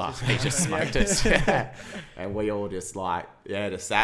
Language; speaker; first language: English; native; English